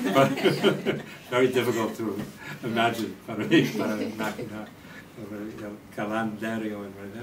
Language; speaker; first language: Spanish; non-native, learner; English